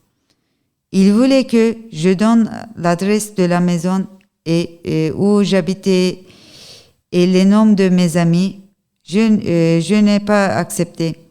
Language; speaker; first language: French; non-native, learner; Turkish